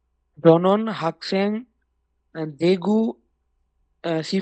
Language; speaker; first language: Korean; non-native, learner; Bangla